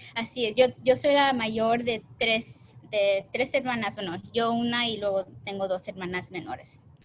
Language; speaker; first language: Spanish; early bilingual, heritage; Spanish